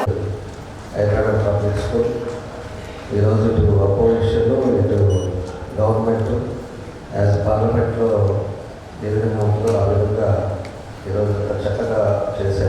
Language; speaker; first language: Telugu; native; Telugu